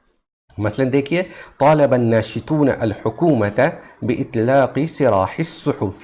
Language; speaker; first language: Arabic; non-native, fluent; Urdu